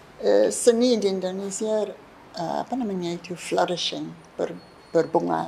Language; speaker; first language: Indonesian; non-native, fluent; English